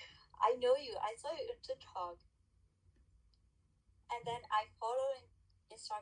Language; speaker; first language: English; non-native, learner; Burmese